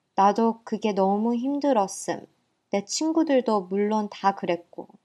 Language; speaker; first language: Korean; early bilingual, heritage; Korean